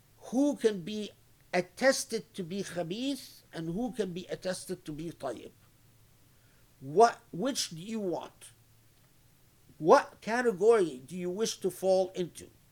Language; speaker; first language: English; non-native, fluent; Arabic